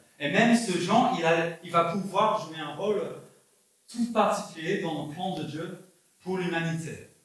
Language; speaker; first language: French; non-native, fluent; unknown